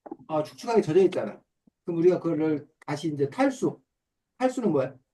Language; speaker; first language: Korean; native; Korean